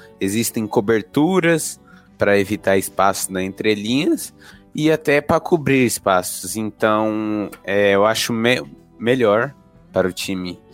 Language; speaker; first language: Portuguese; native; Portuguese